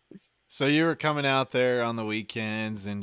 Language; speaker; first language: English; native; English